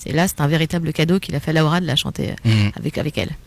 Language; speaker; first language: French; native; French